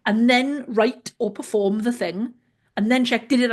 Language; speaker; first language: English; native; English